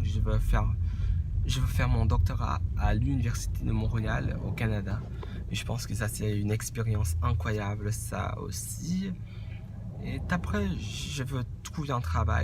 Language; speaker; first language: French; non-native, fluent; English